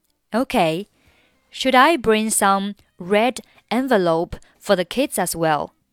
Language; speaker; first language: English; non-native, fluent; Chinese